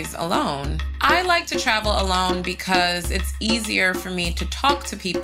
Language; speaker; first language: English; native; English